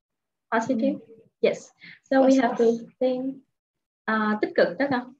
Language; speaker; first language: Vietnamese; native; Vietnamese